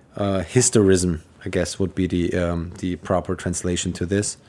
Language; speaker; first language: English; non-native, fluent; German